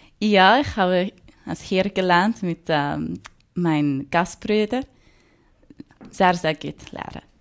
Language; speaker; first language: German; non-native, learner; English